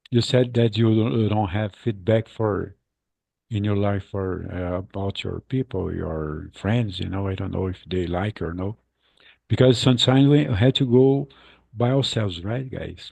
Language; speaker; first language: English; non-native, fluent; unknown